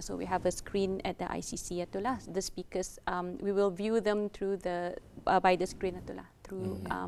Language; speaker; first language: English; non-native, local second language; Malay